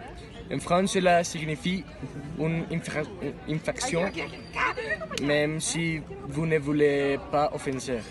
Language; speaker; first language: French; non-native, learner; Spanish